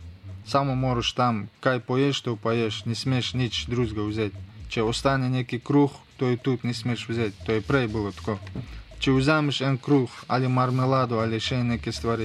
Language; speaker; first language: Slovenian; non-native, learner; Russian